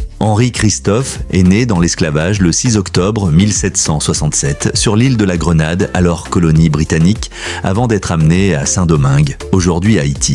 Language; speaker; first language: French; non-native, local second language; Haitian Creole